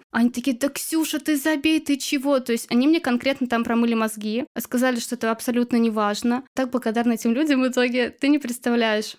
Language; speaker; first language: Russian; native; Russian